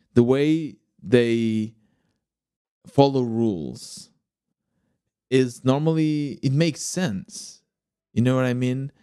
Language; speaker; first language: English; non-native, fluent; Portuguese